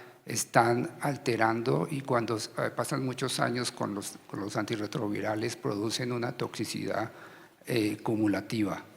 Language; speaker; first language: Spanish; native; Spanish